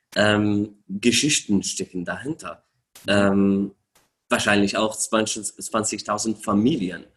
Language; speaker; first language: German; non-native, fluent; Arabic